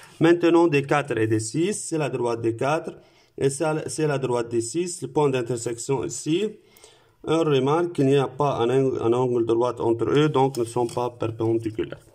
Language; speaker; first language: French; non-native, local second language; Arabic